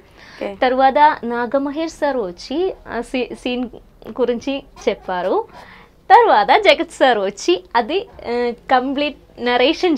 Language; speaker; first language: Telugu; non-native, learner; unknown